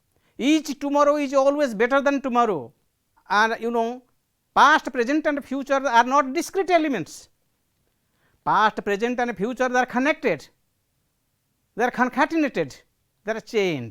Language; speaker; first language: English; non-native, local second language; Odia